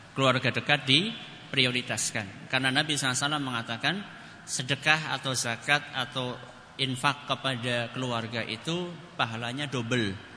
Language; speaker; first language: Indonesian; non-native, local second language; Javanese